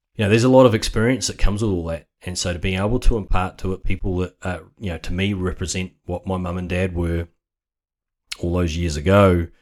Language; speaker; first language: English; native; English